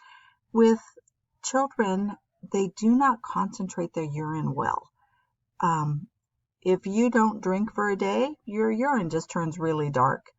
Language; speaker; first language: English; native; English